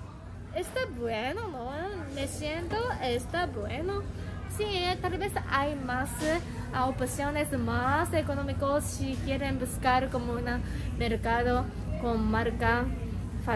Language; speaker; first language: Spanish; non-native, learner; Japanese